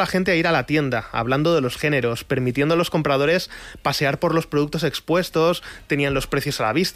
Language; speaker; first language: Spanish; native; Spanish